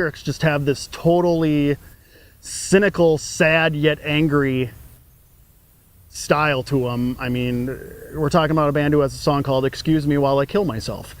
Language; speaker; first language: English; native; English